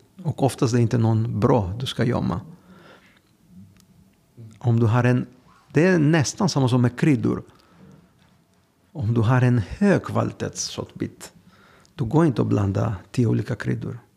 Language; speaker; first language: Swedish; non-native, fluent; Greek